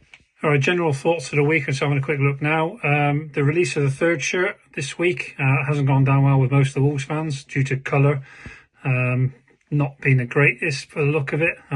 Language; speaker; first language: English; native; English